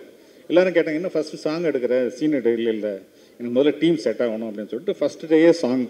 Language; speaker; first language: Tamil; native; Tamil